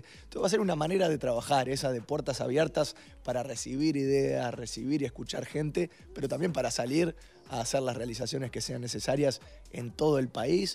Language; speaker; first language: Spanish; native; Spanish